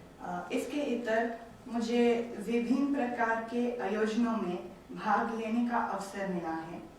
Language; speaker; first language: Hindi; non-native, learner; Romanian